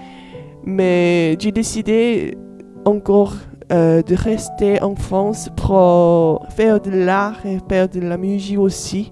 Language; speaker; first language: French; non-native, learner; Korean